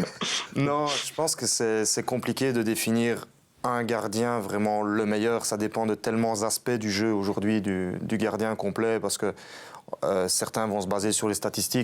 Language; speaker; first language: French; native; French